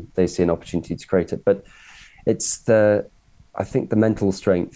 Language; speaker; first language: English; native; English